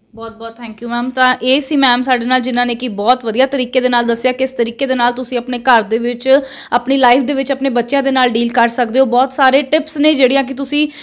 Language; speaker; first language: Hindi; non-native, local second language; Punjabi